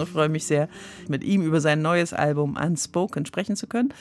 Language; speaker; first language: German; native; German